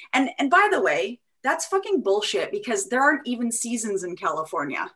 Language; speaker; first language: English; native; English